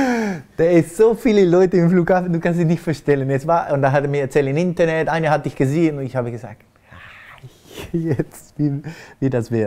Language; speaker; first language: German; non-native, fluent; Spanish